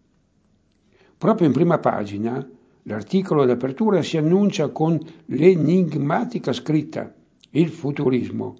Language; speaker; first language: Italian; native; Italian